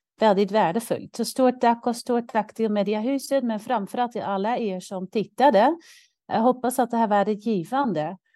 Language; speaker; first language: Swedish; non-native, fluent; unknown